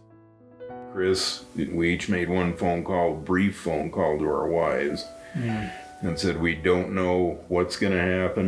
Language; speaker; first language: English; native; English